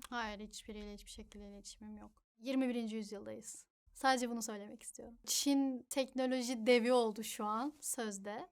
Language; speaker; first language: Turkish; early bilingual, other home language; Uyghur